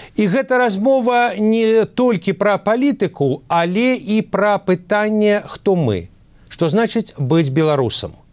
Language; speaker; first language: Belarusian; non-native, local second language; Russian